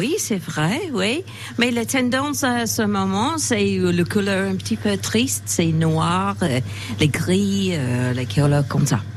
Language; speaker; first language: French; non-native, learner; English